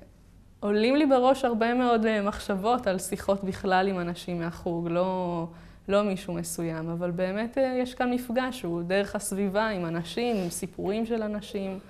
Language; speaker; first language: Hebrew; native; Hebrew